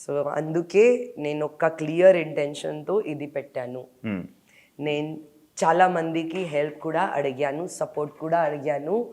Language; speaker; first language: Telugu; non-native, fluent; Hindi